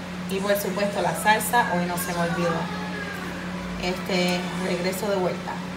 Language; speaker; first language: Spanish; early bilingual, heritage; Spanish